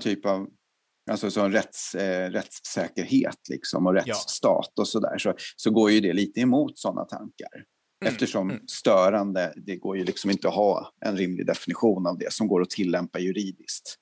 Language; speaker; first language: Swedish; native; Swedish